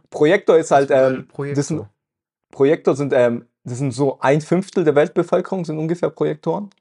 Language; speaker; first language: German; early bilingual, other home language; Russian